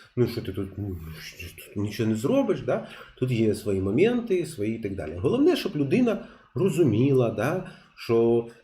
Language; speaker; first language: Ukrainian; non-native, local second language; Russian